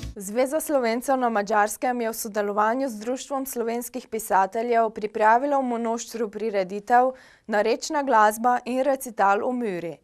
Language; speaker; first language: Slovenian; native; Slovenian